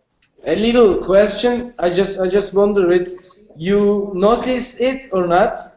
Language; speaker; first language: English; non-native, learner; Turkish